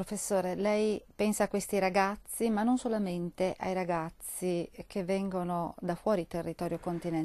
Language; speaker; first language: Italian; native; Italian